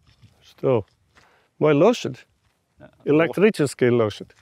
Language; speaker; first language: Russian; non-native, fluent; English